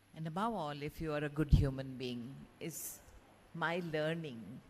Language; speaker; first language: English; non-native, local second language; Kannada